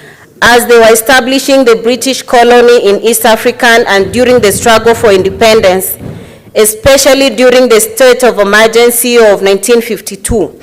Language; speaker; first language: English; non-native, local second language; Gusii